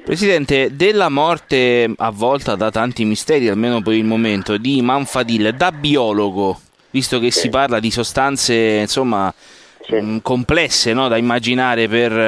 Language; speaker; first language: Italian; native; Italian